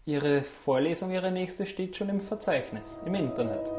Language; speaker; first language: German; native; German